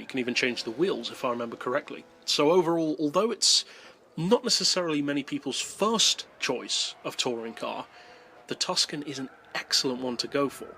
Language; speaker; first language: English; native; English